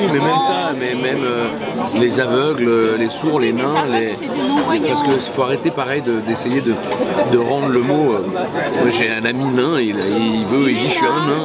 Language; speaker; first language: French; native; French